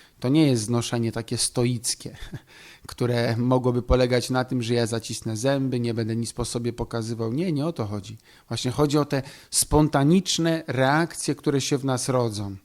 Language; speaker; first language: Polish; native; Polish